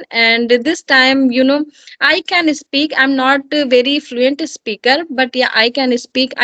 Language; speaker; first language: English; non-native, learner; Hindi